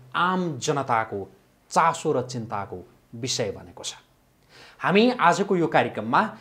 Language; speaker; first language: Nepali; native; Nepali